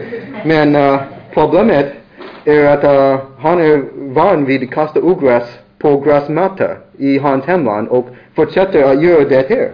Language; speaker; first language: Swedish; non-native, learner; English